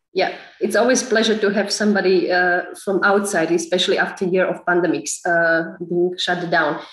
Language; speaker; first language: English; non-native, fluent; Slovak